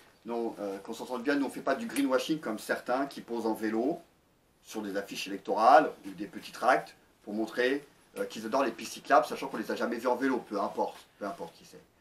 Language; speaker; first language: French; native; French